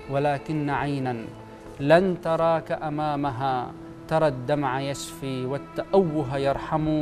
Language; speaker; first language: Arabic; native; Arabic